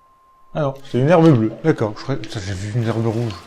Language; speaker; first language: French; native; French